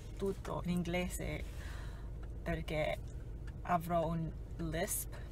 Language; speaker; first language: Italian; non-native, learner; English